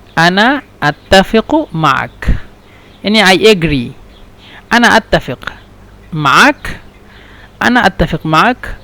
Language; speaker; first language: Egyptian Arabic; non-native, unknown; Bangla